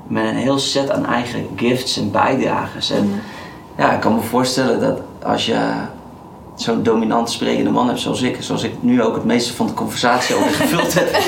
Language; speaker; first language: Dutch; native; Dutch